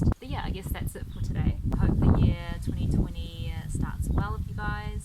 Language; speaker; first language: English; early bilingual, other home language; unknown